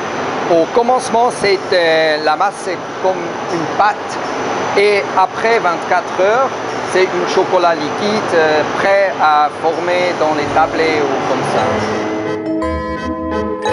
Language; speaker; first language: French; non-native, local second language; German